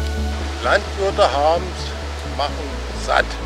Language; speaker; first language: German; native; German